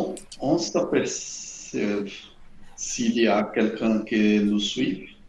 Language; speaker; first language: French; non-native, learner; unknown